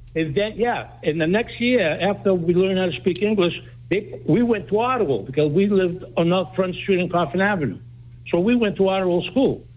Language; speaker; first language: English; non-native, fluent; Greek